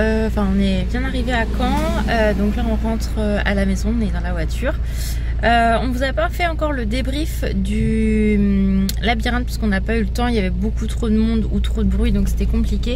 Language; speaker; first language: French; native; French